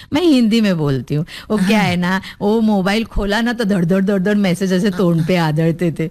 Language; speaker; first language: Hindi; non-native, local second language; Marathi